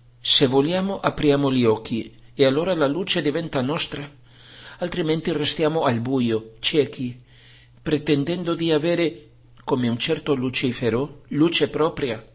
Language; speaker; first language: Italian; non-native, fluent; Spanish